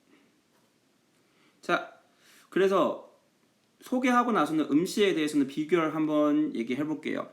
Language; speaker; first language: Korean; non-native, fluent; Chinese